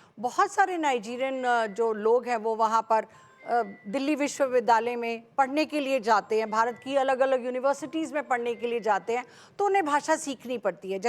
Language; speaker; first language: Hindi; native; Hindi